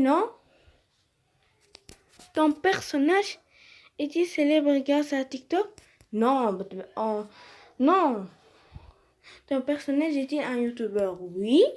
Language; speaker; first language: French; non-native, learner; Arabic